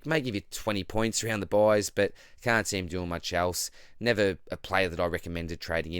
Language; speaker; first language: English; native; English